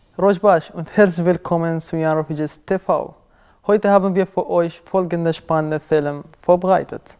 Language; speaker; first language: German; non-native, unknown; Kurdish